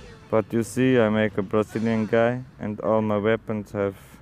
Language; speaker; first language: English; non-native, learner; German